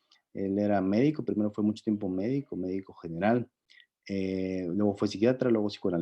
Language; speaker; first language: Spanish; native; Spanish